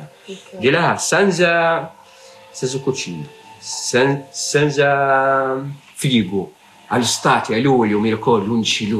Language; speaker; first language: Italian; non-native, learner; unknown